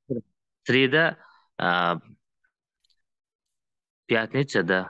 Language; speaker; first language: Russian; non-native, learner; Uzbek